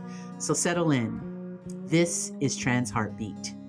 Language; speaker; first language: English; native; English